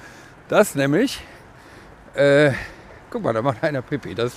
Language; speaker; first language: German; native; German